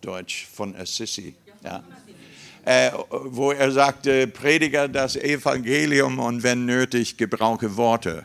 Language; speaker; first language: German; non-native, fluent; English